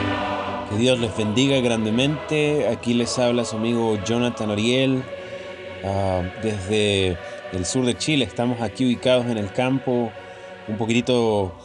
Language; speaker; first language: Spanish; native; Spanish